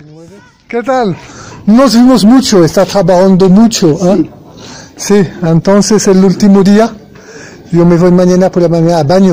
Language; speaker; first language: Spanish; non-native, learner; French